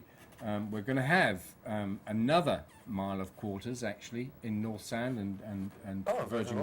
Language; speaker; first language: English; native; English